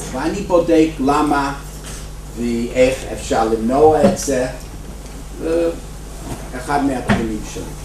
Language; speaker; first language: Hebrew; non-native, fluent; English